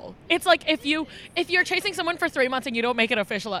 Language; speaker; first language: English; non-native, local second language; Cantonese